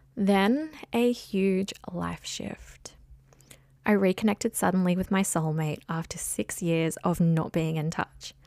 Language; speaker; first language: English; native; English